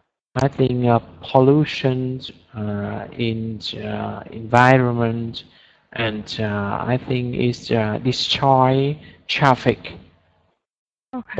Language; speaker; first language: English; non-native, learner; Vietnamese